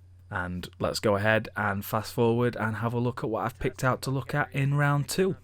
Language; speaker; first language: English; native; English